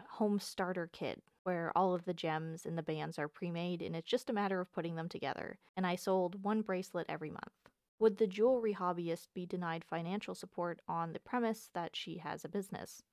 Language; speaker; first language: English; native; English